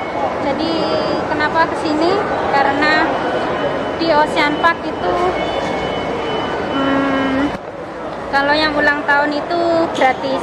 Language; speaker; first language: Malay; non-native, local second language; Javanese